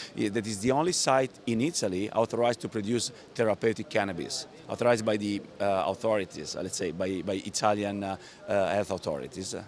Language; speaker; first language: English; non-native, fluent; Italian